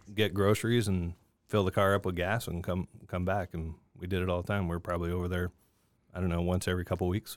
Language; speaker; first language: English; native; English